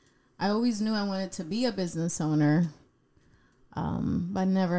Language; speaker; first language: English; non-native, fluent; Spanish